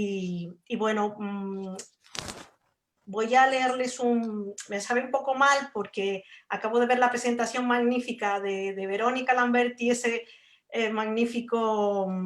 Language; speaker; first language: Spanish; native; Spanish